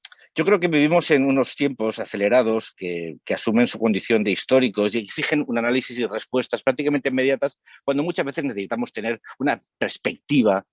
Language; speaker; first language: Spanish; native; Spanish